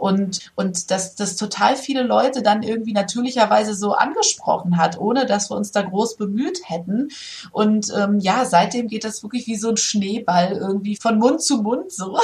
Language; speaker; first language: German; native; German